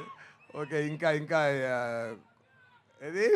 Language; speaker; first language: Telugu; non-native, fluent; Tamil